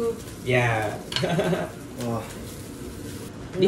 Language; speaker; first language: English; non-native, learner; Spanish